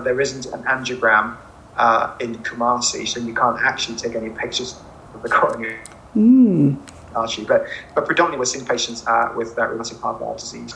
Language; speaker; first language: English; non-native, local second language; Akan